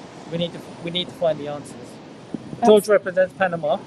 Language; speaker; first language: English; non-native, local second language; Morisyen